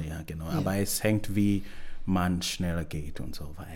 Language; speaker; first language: German; non-native, learner; Swahili